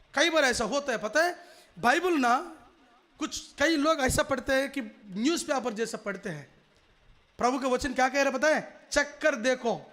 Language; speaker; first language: Hindi; non-native, local second language; Telugu